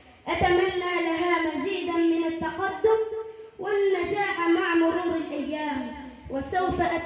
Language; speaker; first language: Arabic; non-native, learner; Bangla